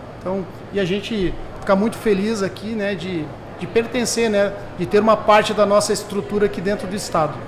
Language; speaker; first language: Portuguese; native; Portuguese